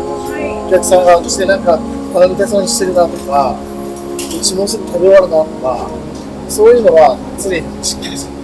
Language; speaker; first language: Japanese; native; Japanese